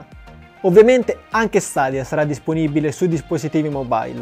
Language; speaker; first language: Italian; native; Italian